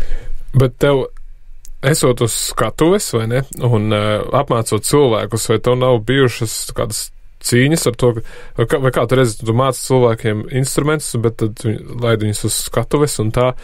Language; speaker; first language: Latvian; native; Latvian